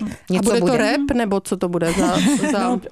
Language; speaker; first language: Czech; native; Czech